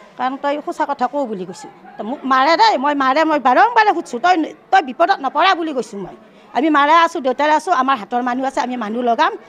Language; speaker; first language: Assamese; native; Assamese